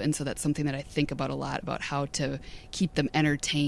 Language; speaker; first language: English; native; English